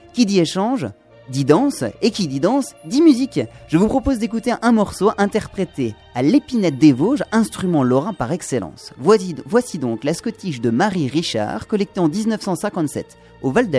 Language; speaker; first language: French; native; French